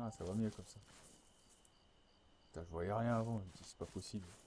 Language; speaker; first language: French; native; French